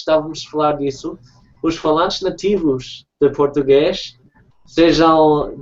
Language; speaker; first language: Portuguese; non-native, fluent; English